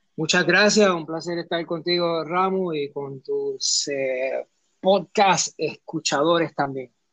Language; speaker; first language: Spanish; early bilingual, heritage; Spanish